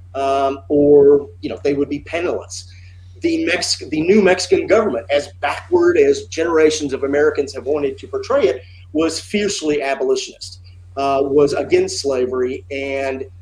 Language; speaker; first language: English; native; English